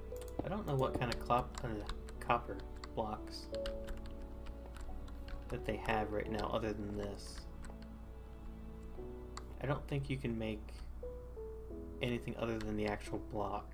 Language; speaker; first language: English; native; English